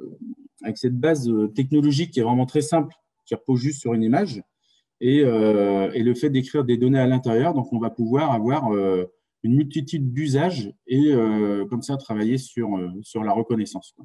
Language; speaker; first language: French; native; French